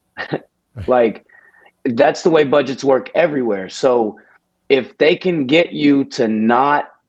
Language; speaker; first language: English; native; English